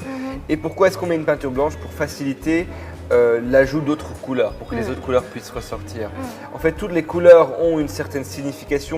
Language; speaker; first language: French; native; French